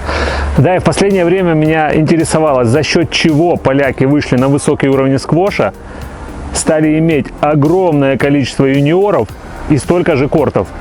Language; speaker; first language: Russian; native; Russian